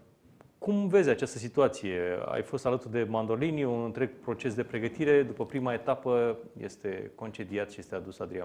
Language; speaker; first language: Romanian; native; Romanian